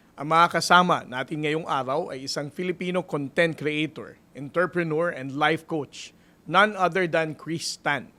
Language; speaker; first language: Filipino; native; Filipino